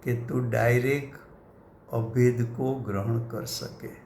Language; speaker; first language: Hindi; non-native, local second language; Gujarati